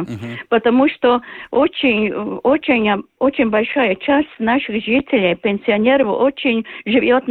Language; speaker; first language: Russian; non-native, local second language; Latvian